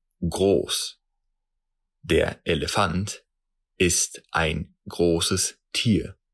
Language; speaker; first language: German; non-native, fluent; Russian